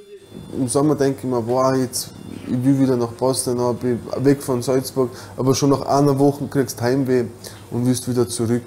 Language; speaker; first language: German; early bilingual, other home language; Bosnian